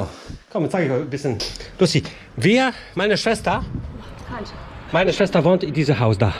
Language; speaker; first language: German; non-native, fluent; Polish